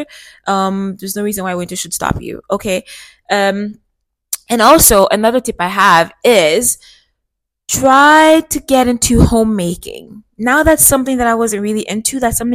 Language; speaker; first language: English; native; English